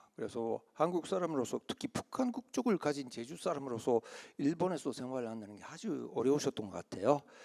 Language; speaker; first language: Korean; early bilingual, heritage; Korean